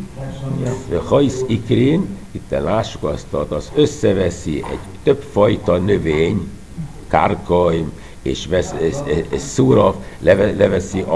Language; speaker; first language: Hungarian; non-native, fluent; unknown